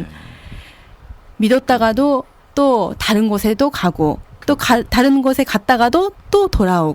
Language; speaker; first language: Korean; early bilingual, heritage; Korean